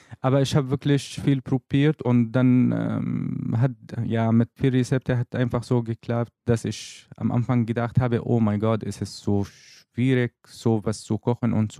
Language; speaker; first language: German; non-native, learner; Arabic